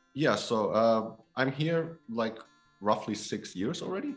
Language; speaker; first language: English; non-native, fluent; Polish